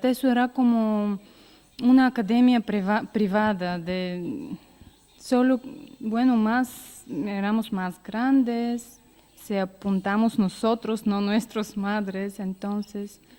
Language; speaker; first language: Spanish; non-native, learner; Bulgarian